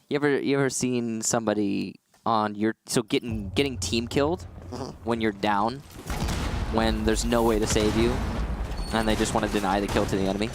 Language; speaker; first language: English; native; English